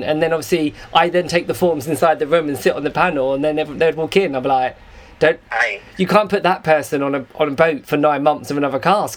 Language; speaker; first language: English; native; English